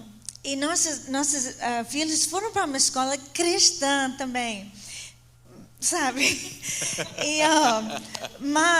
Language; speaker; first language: Portuguese; non-native, fluent; English